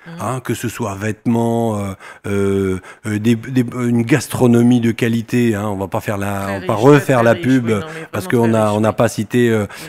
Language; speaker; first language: French; native; French